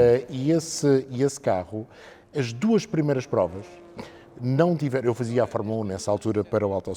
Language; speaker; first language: Portuguese; native; Portuguese